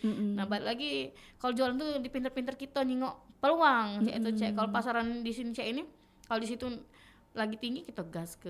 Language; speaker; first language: Indonesian; native; Indonesian